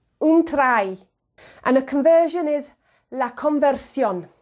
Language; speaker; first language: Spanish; non-native, fluent; English